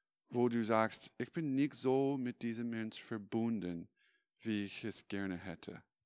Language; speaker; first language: German; non-native, fluent; English